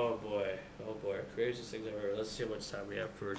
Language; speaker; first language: English; native; English